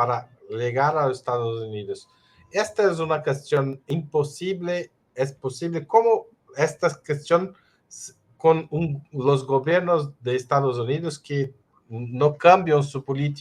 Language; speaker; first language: Spanish; non-native, fluent; Portuguese